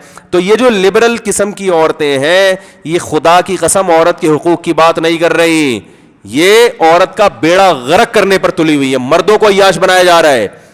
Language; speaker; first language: Urdu; native; Urdu